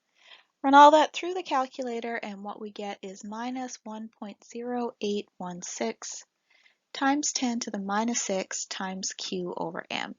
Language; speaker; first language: English; native; English